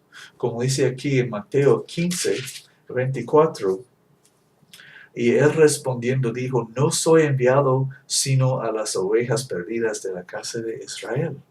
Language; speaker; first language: Spanish; non-native, fluent; English